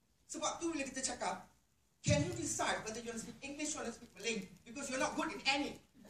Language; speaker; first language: English; non-native, local second language; Malay